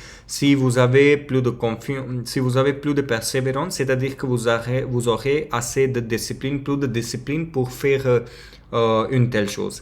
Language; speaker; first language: French; non-native, learner; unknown